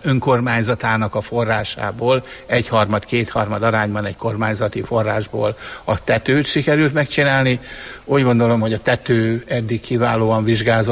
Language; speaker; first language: Hungarian; native; Hungarian